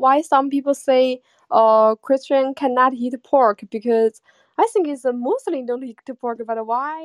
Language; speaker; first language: English; non-native, learner; Chinese